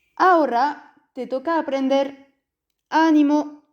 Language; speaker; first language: Spanish; non-native, fluent; French